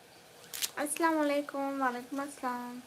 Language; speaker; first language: Hindi; non-native, local second language; Punjabi